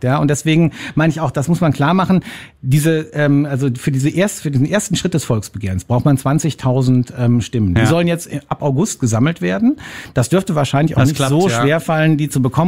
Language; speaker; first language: German; native; German